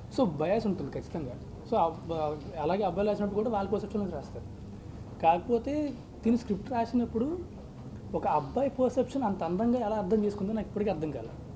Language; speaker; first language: Telugu; native; Telugu